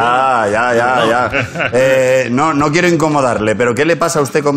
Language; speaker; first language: Spanish; native; Spanish